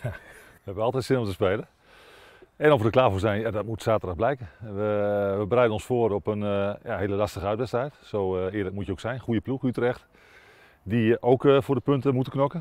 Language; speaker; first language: Dutch; native; Dutch